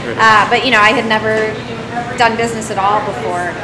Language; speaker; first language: English; native; English